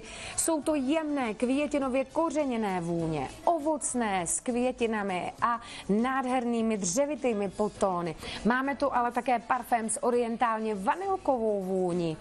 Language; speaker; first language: Czech; native; Czech